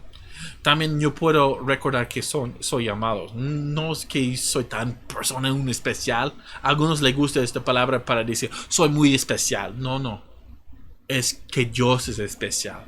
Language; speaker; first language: Spanish; non-native, fluent; English